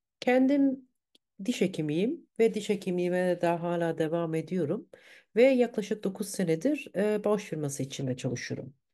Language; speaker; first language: Turkish; early bilingual, heritage; Turkish